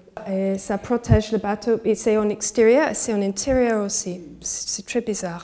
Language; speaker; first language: French; non-native, fluent; English